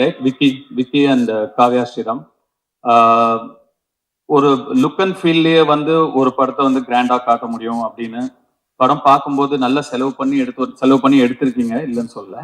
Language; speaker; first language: Tamil; native; Tamil